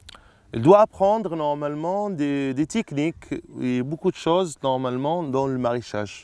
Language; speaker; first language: French; non-native, local second language; Arabic